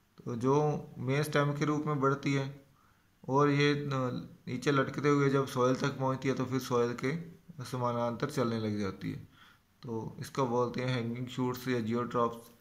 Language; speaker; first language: Hindi; non-native, local second language; Punjabi